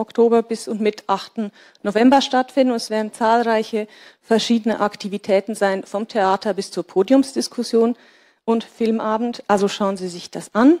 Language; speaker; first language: German; native; German